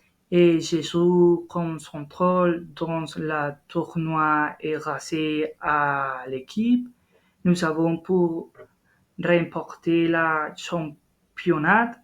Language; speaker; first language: French; non-native, learner; Spanish